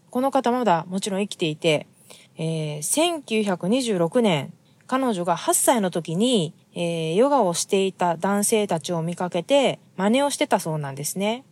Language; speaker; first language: Japanese; native; Japanese